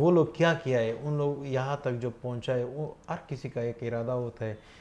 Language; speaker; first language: Hindi; non-native, fluent; Pashto